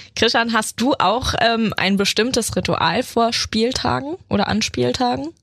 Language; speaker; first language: German; native; German